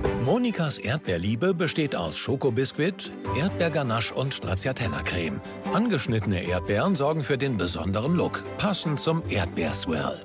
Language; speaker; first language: German; native; German